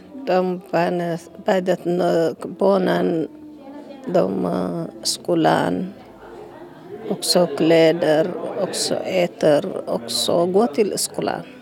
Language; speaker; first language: Swedish; non-native, learner; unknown